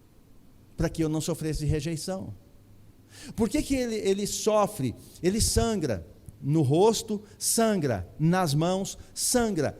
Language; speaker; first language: Portuguese; native; Portuguese